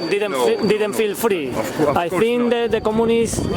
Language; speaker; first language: English; non-native, learner; Spanish